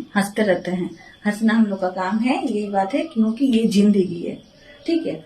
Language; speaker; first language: Hindi; non-native, local second language; Bangla